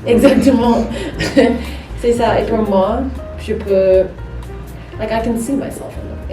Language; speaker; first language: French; non-native, fluent; English